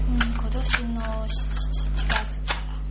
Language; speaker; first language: Japanese; non-native, learner; Chinese